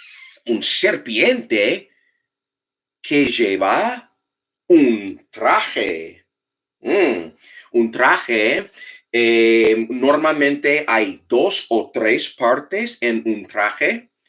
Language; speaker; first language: Spanish; non-native, fluent; English